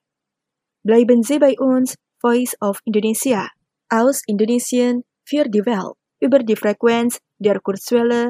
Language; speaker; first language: German; non-native, fluent; Indonesian